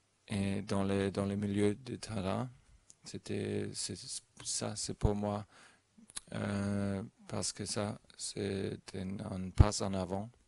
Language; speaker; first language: French; non-native, learner; German